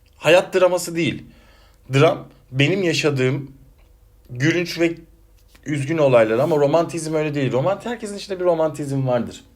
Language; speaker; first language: Turkish; native; Turkish